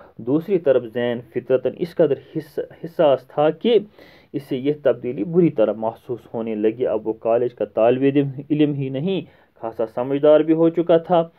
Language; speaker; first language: Urdu; non-native, local second language; Kashmiri